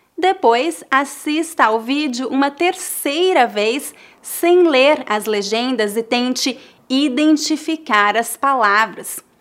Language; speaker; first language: Portuguese; native; Portuguese